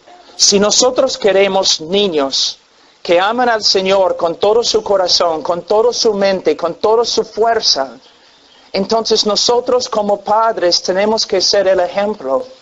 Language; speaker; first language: Spanish; non-native, fluent; English